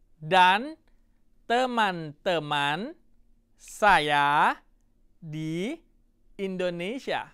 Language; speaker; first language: Indonesian; non-native, fluent; Thai